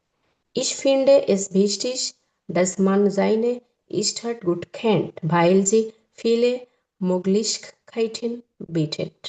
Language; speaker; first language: German; non-native, learner; Bangla